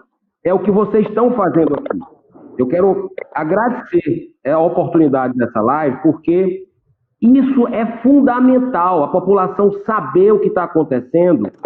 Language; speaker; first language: Portuguese; native; Portuguese